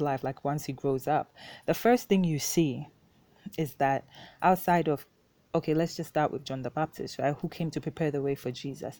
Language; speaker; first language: English; non-native, local second language; Akan